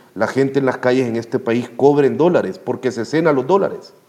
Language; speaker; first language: Spanish; native; Spanish